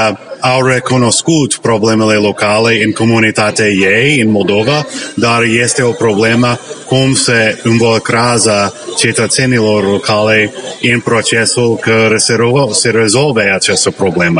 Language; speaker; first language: Romanian; non-native, learner; English